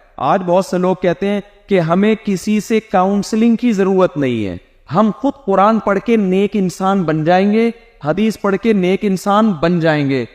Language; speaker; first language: Urdu; native; Urdu